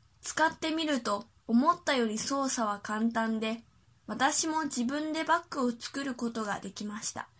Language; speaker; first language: Japanese; early bilingual, other home language; Chinese